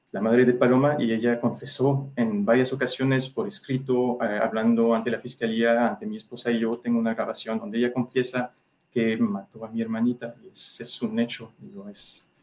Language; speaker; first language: Spanish; non-native, fluent; French